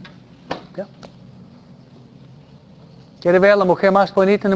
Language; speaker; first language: Spanish; non-native, fluent; English